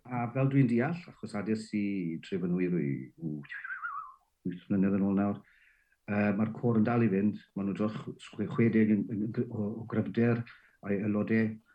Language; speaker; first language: Welsh; native; Welsh